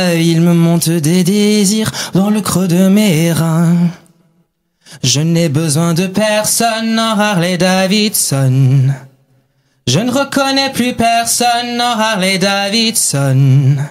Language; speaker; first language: French; non-native, fluent; Chinese